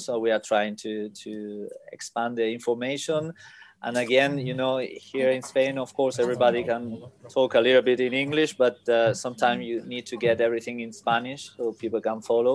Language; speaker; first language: English; non-native, fluent; Spanish